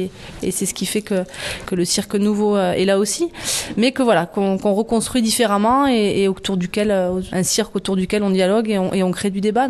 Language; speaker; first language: French; native; French